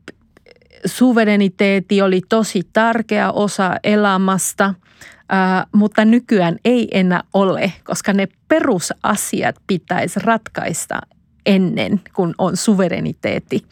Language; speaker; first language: Finnish; non-native, fluent; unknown